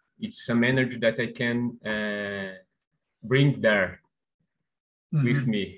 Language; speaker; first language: English; non-native, learner; Portuguese